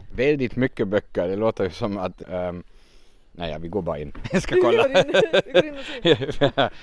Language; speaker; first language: Swedish; non-native, fluent; German